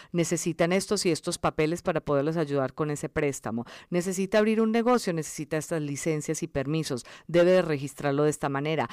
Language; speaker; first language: Spanish; early bilingual, other home language; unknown